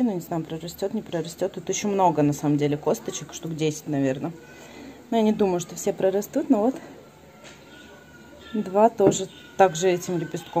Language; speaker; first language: Russian; native; Russian